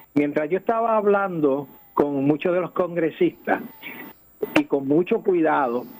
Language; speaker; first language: Spanish; native; Spanish